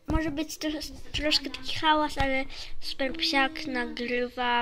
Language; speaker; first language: Polish; native; Polish